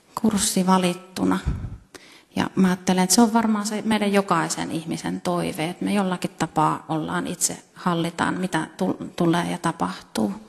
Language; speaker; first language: Finnish; native; Finnish